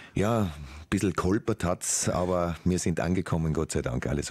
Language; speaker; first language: German; native; German